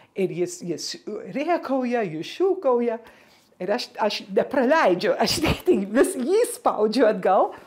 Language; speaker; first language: Lithuanian; early bilingual, heritage; Lithuanian